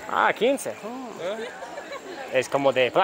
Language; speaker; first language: Spanish; non-native, learner; English